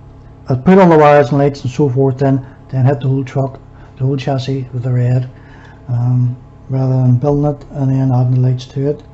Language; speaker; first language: English; native; English